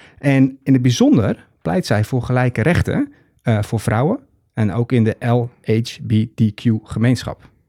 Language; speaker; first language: Dutch; native; Dutch